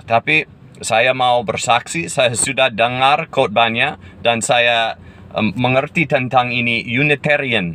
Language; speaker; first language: Indonesian; non-native, fluent; English